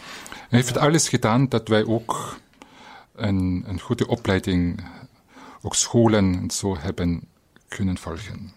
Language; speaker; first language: Dutch; non-native, fluent; German